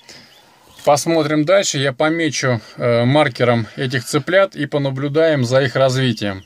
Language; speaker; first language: Russian; native; Russian